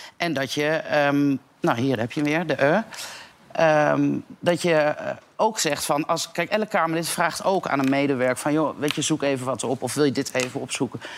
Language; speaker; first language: Dutch; native; Dutch